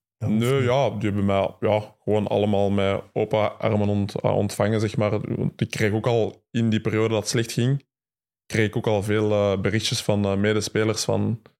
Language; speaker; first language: Dutch; early bilingual, other home language; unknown